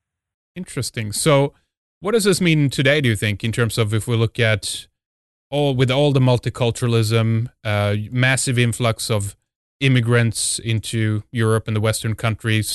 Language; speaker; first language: English; non-native, fluent; Swedish